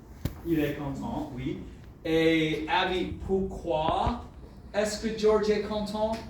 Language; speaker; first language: French; non-native, fluent; English